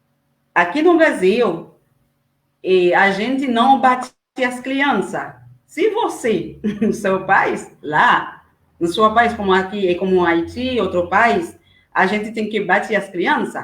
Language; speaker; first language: Portuguese; non-native, learner; Haitian Creole